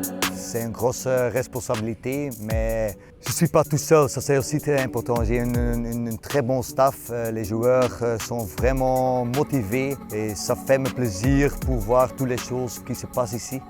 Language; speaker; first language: French; non-native, local second language; Dutch